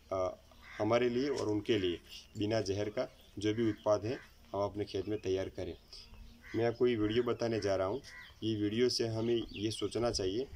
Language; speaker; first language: Hindi; non-native, local second language; Gujarati